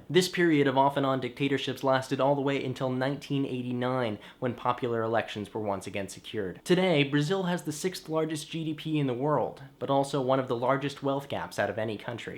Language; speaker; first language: English; native; English